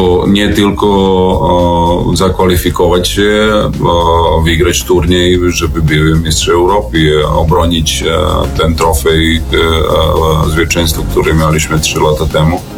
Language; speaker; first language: Polish; non-native, learner; Serbian